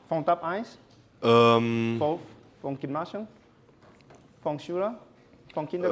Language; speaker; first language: German; non-native, learner; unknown